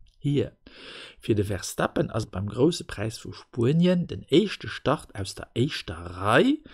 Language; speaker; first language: German; non-native, local second language; Luxembourgish